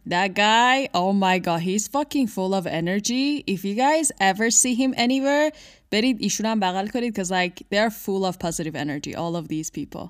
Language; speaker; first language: English; non-native, fluent; Persian